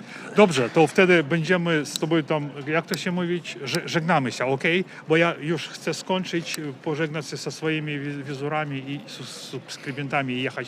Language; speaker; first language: Polish; non-native, learner; Belarusian